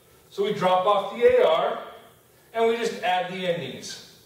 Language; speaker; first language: English; native; English